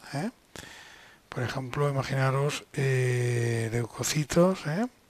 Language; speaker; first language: Spanish; non-native, local second language; Catalan